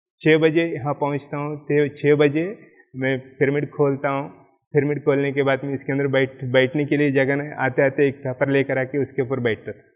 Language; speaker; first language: Hindi; non-native, local second language; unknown